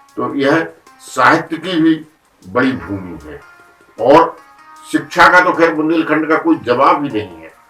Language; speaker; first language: Hindi; native; Hindi